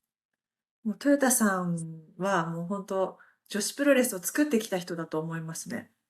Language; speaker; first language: Japanese; native; Japanese